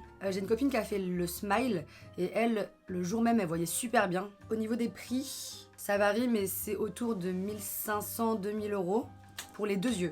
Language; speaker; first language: French; native; French